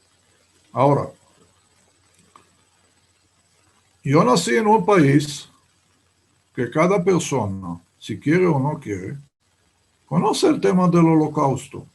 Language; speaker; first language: Spanish; non-native, fluent; Hebrew